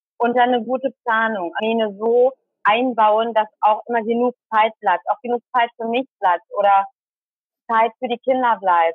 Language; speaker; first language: German; early bilingual, other home language; Tamil